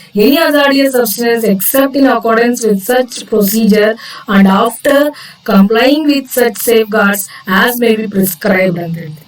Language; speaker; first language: English; non-native, local second language; Kannada